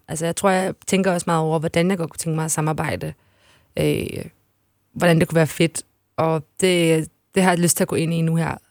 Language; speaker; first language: Danish; native; Danish